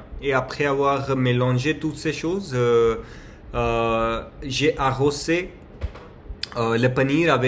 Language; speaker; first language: French; non-native, learner; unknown